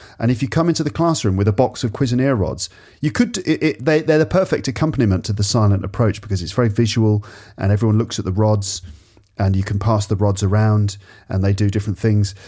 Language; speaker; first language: English; native; English